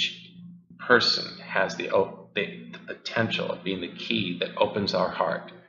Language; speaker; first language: English; native; English